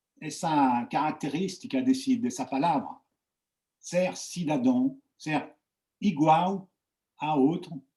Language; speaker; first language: Portuguese; non-native, fluent; French